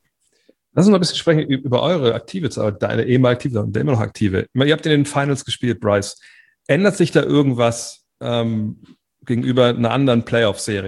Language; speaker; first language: German; native; German